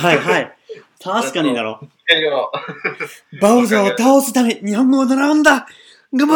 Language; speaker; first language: Japanese; non-native, fluent; English